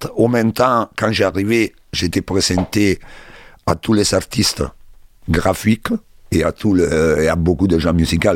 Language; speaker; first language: French; non-native, learner; Italian